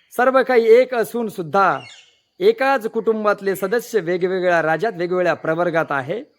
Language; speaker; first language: Marathi; non-native, local second language; Lambadi